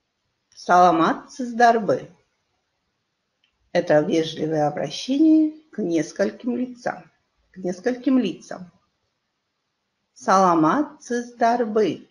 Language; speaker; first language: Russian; non-native, local second language; Kyrgyz